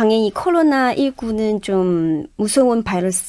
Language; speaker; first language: Korean; non-native, fluent; Chinese